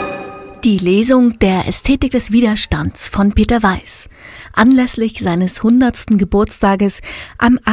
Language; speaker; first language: German; native; German